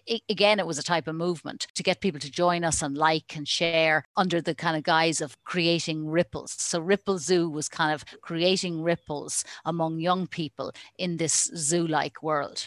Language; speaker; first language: English; native; English